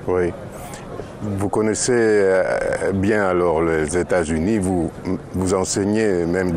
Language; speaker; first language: French; non-native, fluent; Greek